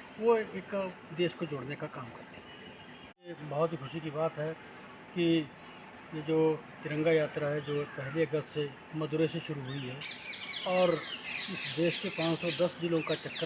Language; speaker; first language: Hindi; native; Hindi